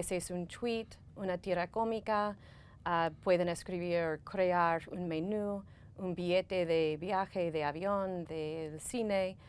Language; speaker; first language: Spanish; non-native, fluent; English